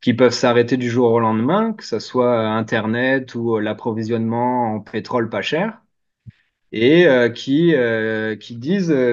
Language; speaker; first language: French; native; French